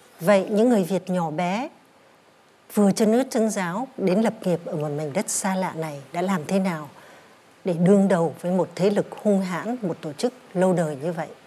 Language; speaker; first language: Vietnamese; native; Vietnamese